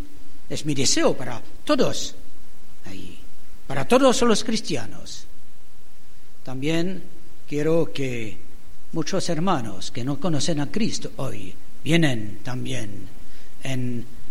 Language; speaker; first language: Spanish; non-native, fluent; French